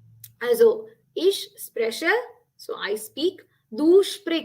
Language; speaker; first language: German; non-native, fluent; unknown